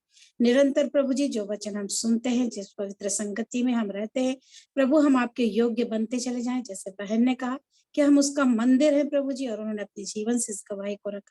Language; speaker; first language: Hindi; native; Hindi